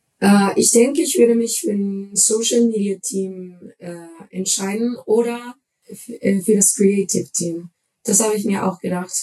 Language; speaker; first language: German; non-native, fluent; Spanish